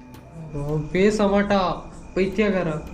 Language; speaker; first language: Tamil; non-native, local second language; Kannada